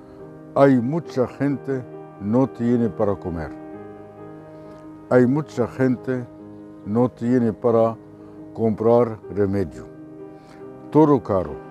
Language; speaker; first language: Spanish; non-native, fluent; Arabic